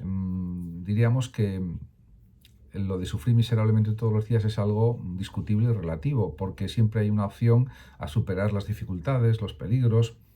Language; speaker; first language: Spanish; native; Spanish